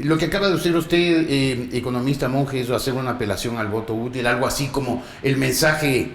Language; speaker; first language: Spanish; native; Spanish